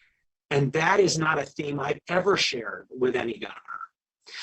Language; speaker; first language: English; native; English